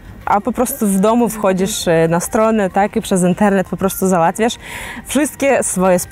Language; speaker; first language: Polish; non-native, fluent; Ukrainian